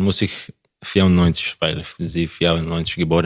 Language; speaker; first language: German; non-native, learner; Croatian